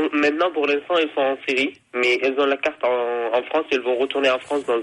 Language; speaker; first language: French; non-native, fluent; Arabic